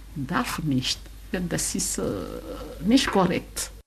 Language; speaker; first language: German; non-native, learner; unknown